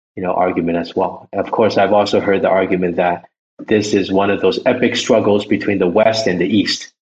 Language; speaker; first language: English; early bilingual, other home language; Chinese